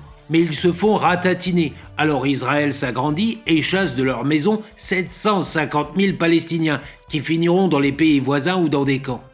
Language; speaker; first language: French; native; French